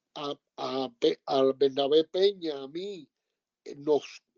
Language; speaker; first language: Spanish; native; Spanish